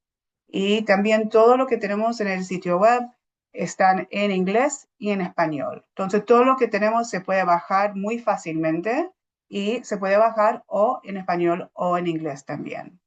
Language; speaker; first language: Spanish; non-native, fluent; English